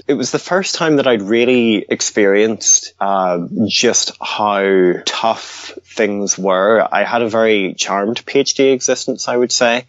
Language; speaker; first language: English; native; English